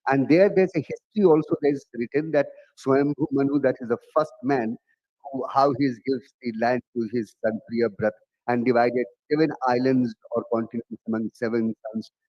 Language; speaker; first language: English; non-native, local second language; Bhojpuri